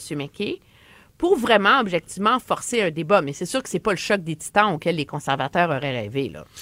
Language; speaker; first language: French; native; French